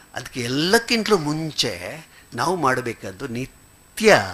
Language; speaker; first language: Kannada; non-native, local second language; Malayalam